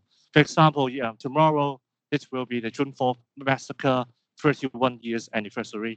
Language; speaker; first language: English; non-native, local second language; Cantonese